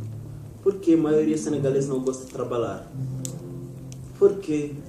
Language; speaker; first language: Portuguese; non-native, learner; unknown